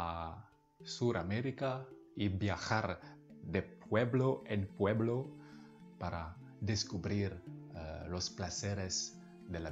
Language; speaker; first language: Spanish; non-native, learner; Russian